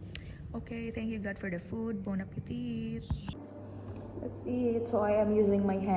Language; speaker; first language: English; non-native, local second language; Filipino